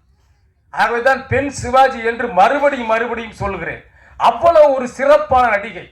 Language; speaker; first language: Tamil; native; Tamil